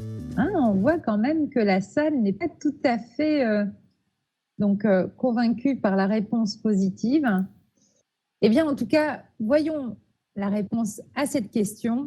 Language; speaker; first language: French; native; French